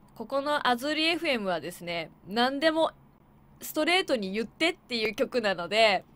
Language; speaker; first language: Japanese; native; Japanese